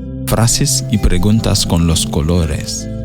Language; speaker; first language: Spanish; non-native, fluent; Haitian Creole